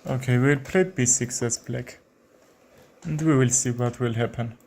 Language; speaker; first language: English; non-native, learner; Armenian